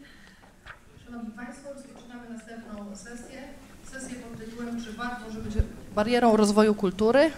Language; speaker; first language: Polish; native; Polish